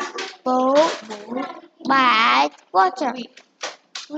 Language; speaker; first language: English; non-native, learner; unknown